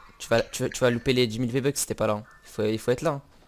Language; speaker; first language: French; native; French